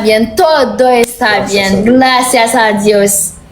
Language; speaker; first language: Spanish; non-native, learner; Haitian Creole